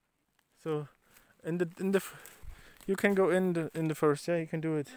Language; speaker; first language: English; non-native, learner; German